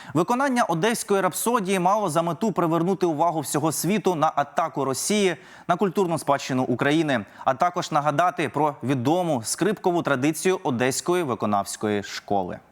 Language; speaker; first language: Ukrainian; native; Ukrainian